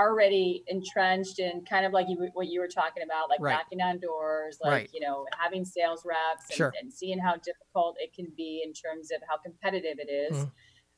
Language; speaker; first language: English; native; English